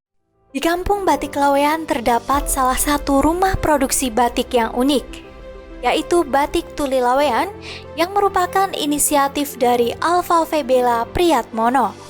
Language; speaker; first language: Indonesian; native; Indonesian